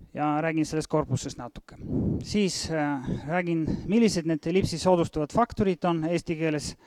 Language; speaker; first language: Estonian; non-native, fluent; Bulgarian